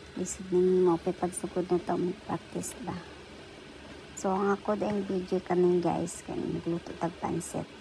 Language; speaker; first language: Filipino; non-native, local second language; Cebuano